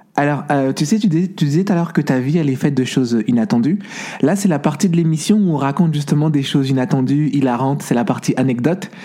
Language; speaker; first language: French; native; French